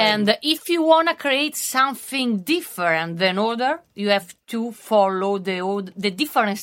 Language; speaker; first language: English; non-native, learner; Italian